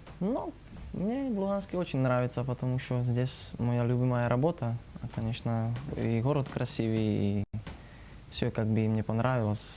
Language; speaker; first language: Russian; non-native, learner; Slovak